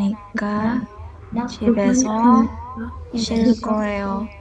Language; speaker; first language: Korean; non-native, learner; Indonesian